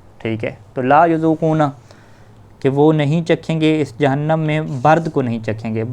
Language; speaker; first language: Urdu; native; Urdu